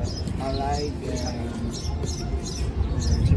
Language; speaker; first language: English; non-native, learner; Spanish